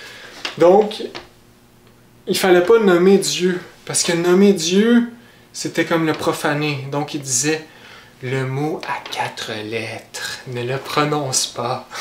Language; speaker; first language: French; native; French